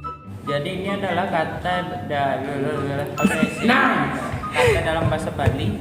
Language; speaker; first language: Indonesian; native; Indonesian